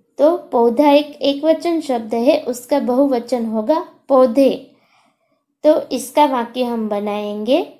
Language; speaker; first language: Hindi; non-native, local second language; Gujarati